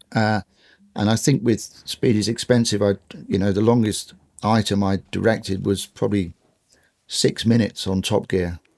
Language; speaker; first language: English; native; English